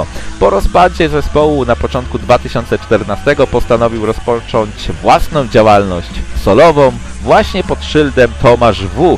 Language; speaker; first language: Polish; native; Polish